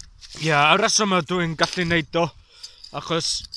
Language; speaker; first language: Welsh; non-native, learner; English